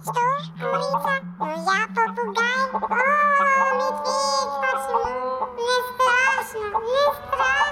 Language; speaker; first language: Russian; non-native, learner; German